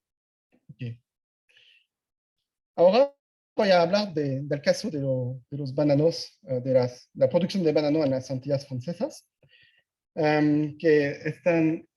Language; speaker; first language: Spanish; non-native, fluent; French